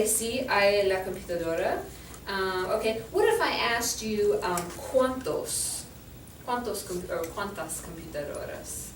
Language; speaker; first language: Spanish; non-native, fluent; English